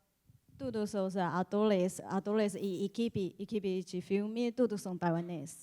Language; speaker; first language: Portuguese; non-native, learner; Chinese